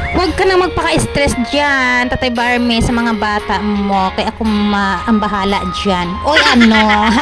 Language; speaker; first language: Filipino; non-native, local second language; Cebuano